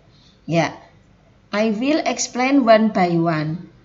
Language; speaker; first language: English; non-native, fluent; Indonesian